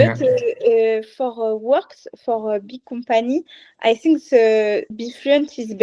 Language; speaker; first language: English; non-native, learner; French